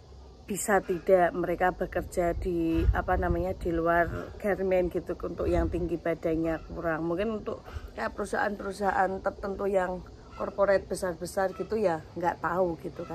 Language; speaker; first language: Indonesian; native; Indonesian